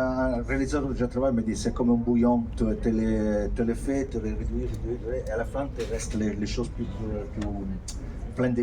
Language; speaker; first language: French; non-native, fluent; Italian